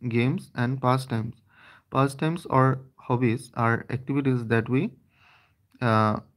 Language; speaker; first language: English; non-native, local second language; Assamese